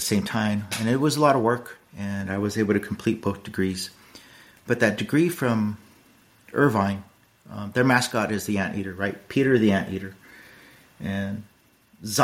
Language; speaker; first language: English; native; English